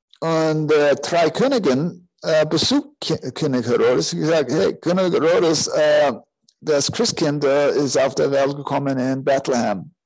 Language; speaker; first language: German; non-native, fluent; English